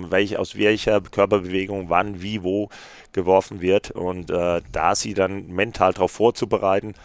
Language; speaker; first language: German; native; German